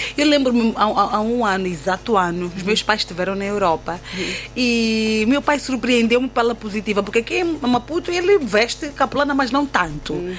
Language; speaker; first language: Portuguese; native; Portuguese